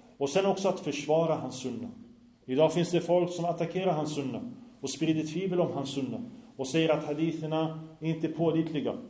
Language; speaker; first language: Swedish; non-native, fluent; Arabic